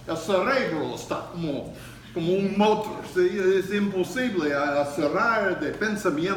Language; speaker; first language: Spanish; non-native, learner; English